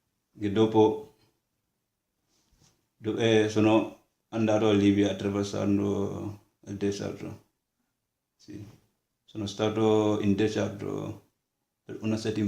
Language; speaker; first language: Italian; non-native, learner; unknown